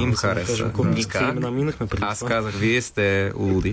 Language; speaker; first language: Bulgarian; non-native, fluent; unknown